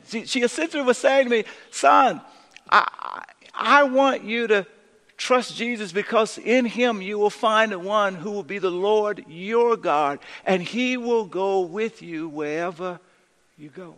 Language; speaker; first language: English; native; English